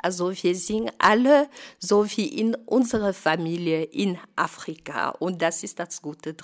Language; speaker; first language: German; non-native, fluent; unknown